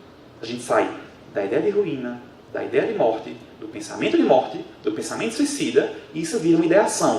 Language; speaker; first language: Portuguese; native; Portuguese